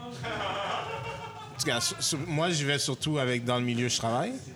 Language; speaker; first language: French; native; French